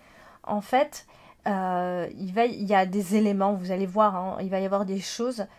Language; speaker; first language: French; native; French